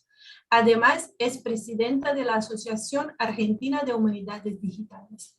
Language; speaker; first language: Spanish; non-native, fluent; Portuguese